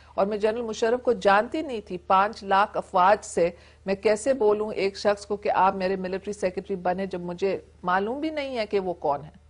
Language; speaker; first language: Urdu; non-native, local second language; English